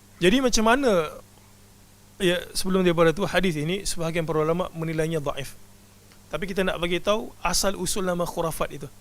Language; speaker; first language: Malay; native; Malay